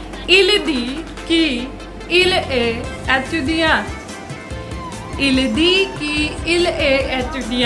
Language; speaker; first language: French; non-native, fluent; Hindi